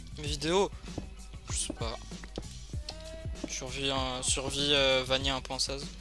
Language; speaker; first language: French; native; French